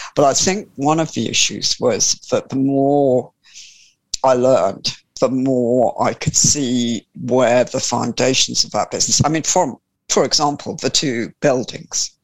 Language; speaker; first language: English; native; English